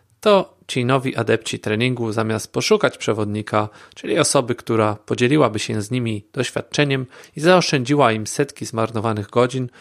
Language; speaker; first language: Polish; native; Polish